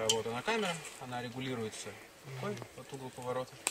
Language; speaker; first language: Russian; native; Russian